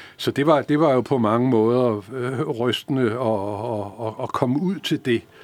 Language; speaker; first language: Danish; native; Danish